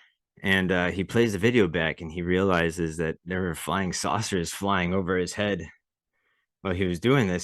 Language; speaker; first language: English; native; English